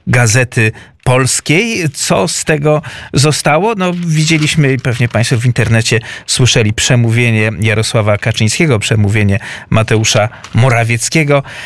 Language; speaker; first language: Polish; native; Polish